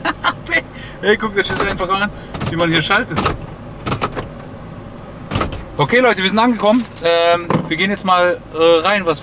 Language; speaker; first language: German; native; German